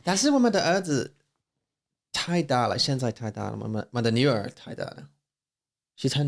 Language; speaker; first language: Chinese; non-native, learner; English